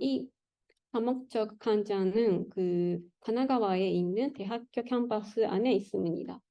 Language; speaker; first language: Korean; non-native, learner; Japanese